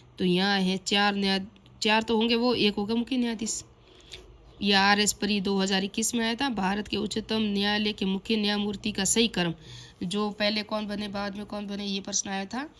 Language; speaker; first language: Hindi; native; Hindi